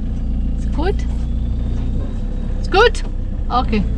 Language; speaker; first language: German; non-native, fluent; Italian